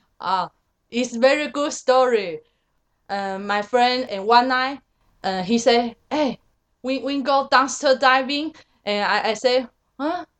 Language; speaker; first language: English; non-native, learner; Chinese